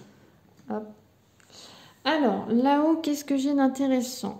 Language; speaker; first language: French; native; French